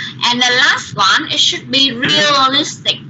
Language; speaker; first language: English; non-native, learner; Vietnamese